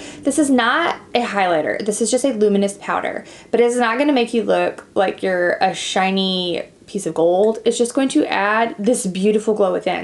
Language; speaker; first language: English; native; English